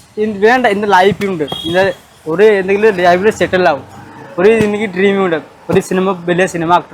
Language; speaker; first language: Malayalam; non-native, local second language; Odia